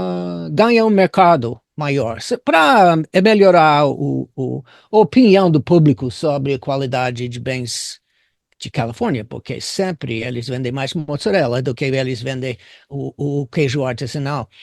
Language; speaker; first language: Portuguese; non-native, fluent; English